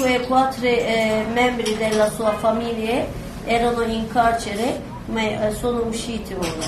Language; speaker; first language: Italian; non-native, learner; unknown